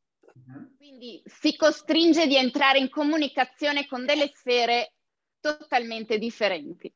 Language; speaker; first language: Italian; native; Italian